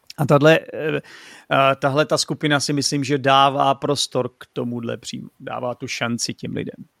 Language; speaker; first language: Czech; native; Czech